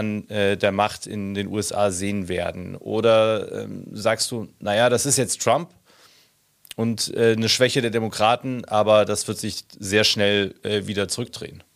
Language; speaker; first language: German; native; German